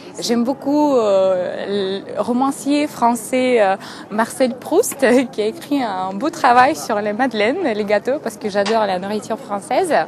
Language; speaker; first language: French; non-native, fluent; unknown